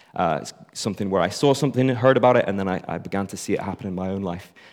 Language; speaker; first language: English; native; English